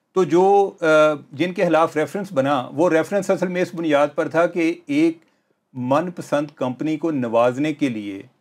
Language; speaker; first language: Urdu; native; Urdu